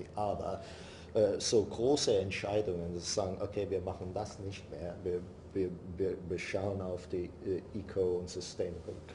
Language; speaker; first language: German; non-native, learner; English